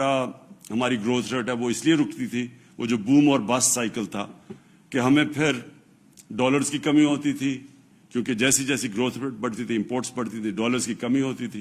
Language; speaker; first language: Urdu; native; Urdu